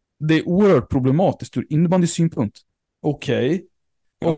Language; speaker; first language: Swedish; native; Swedish